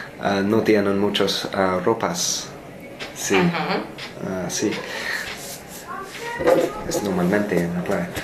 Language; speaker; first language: Spanish; non-native, learner; English